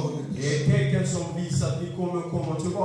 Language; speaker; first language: Swedish; non-native, fluent; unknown